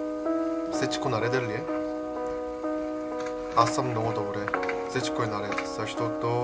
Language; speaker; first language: Bulgarian; non-native, learner; Korean